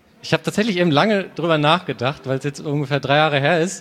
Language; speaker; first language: German; native; German